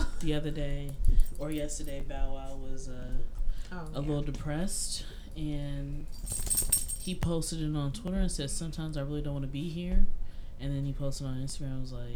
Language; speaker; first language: English; native; English